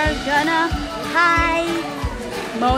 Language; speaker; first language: English; non-native, learner; Indonesian